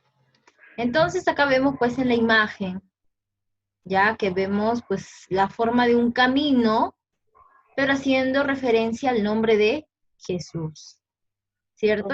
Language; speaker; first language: Spanish; native; Spanish